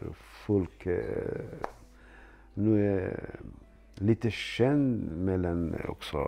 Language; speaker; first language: Swedish; non-native, learner; Persian